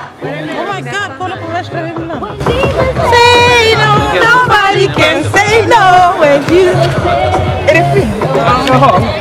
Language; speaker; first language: Swedish; early bilingual, other home language; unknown